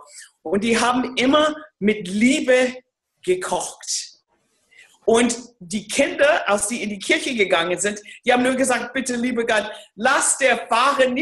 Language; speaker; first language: German; non-native, fluent; English